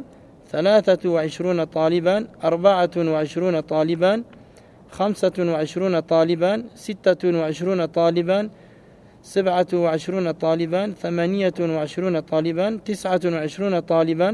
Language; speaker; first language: Arabic; non-native, fluent; French